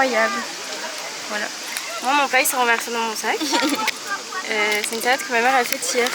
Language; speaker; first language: French; native; French